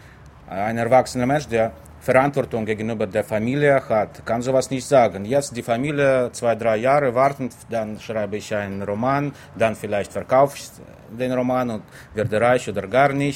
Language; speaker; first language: German; non-native, fluent; Russian